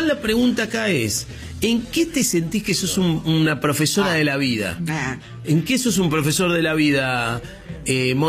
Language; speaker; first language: Spanish; native; Spanish